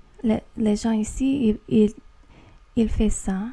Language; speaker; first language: French; non-native, learner; English